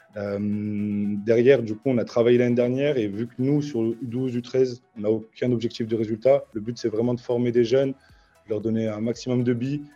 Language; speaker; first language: French; native; French